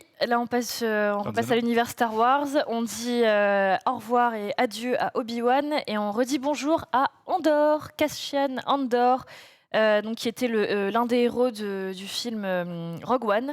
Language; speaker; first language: French; native; French